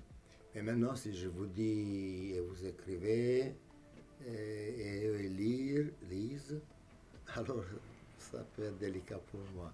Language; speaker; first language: French; non-native, fluent; Romanian